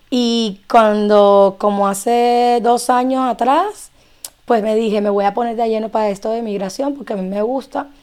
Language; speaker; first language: Spanish; native; Spanish